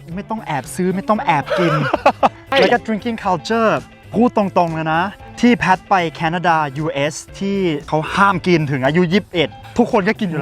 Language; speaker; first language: Thai; non-native, fluent; German